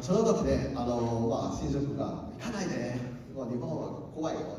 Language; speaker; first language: Japanese; non-native, learner; Cantonese